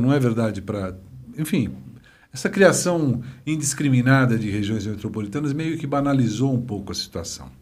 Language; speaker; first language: Portuguese; native; Portuguese